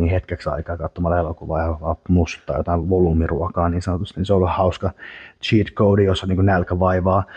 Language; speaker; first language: Finnish; native; Finnish